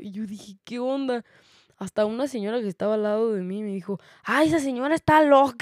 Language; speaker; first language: Spanish; native; Spanish